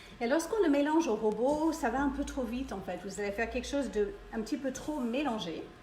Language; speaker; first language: French; non-native, fluent; English